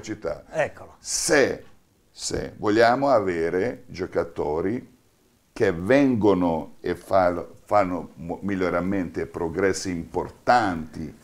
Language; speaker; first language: Italian; non-native, fluent; Croatian